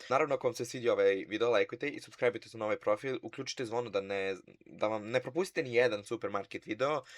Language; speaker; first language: Bosnian; early bilingual, heritage; Bosnian